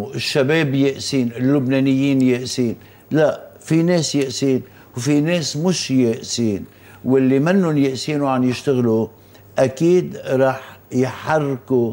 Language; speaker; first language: Arabic; native; Arabic